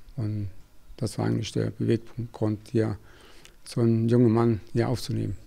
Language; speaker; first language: German; early bilingual, other home language; Spanish